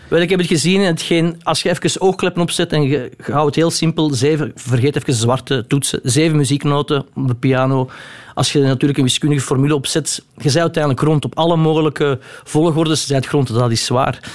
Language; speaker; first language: Dutch; native; Dutch